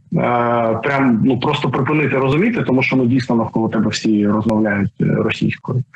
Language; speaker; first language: Ukrainian; non-native, local second language; Russian